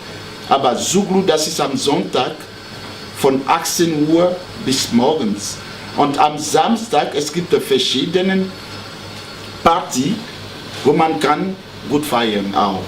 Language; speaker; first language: German; non-native, learner; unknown